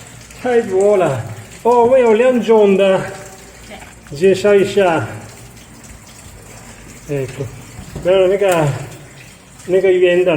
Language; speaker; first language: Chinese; non-native, fluent; Italian